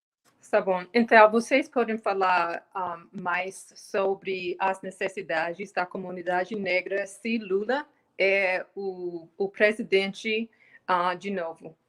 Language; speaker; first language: Portuguese; non-native, fluent; English